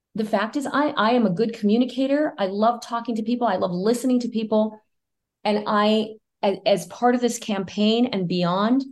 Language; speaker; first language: English; early bilingual, other home language; Spanish